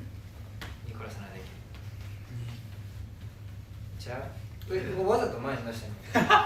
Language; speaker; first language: Japanese; native; Japanese